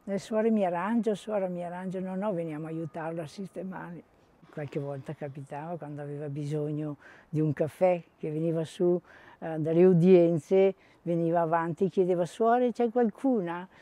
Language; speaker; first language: Italian; native; Italian